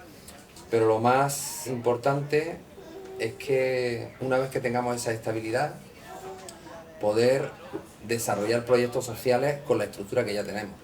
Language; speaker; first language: Spanish; native; Spanish